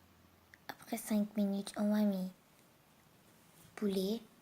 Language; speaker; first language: French; non-native, learner; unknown